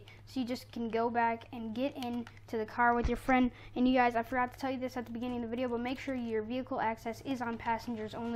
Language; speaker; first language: English; native; English